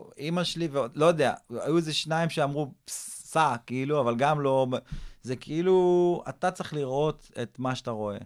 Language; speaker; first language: Hebrew; early bilingual, other home language; English